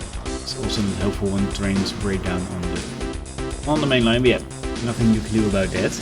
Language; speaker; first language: English; non-native, fluent; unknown